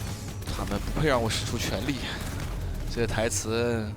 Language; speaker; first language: Chinese; native; Chinese